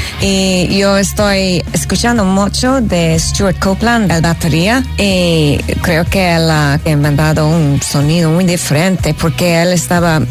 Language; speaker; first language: Spanish; non-native, fluent; English